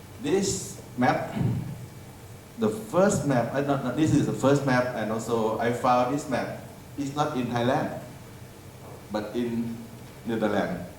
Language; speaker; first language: English; non-native, learner; Thai